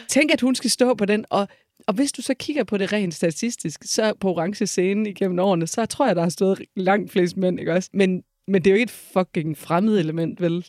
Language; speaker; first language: Danish; native; Danish